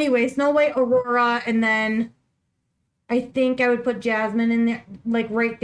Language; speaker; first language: English; native; English